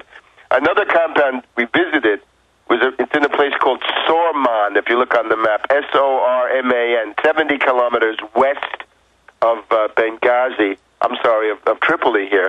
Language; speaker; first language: English; native; English